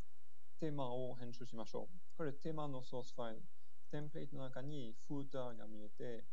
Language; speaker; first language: Japanese; non-native, fluent; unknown